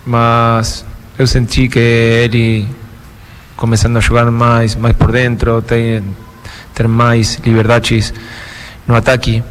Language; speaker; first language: Portuguese; non-native, fluent; Spanish